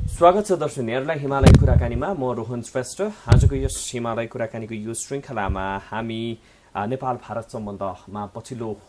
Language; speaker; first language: Nepali; native; Nepali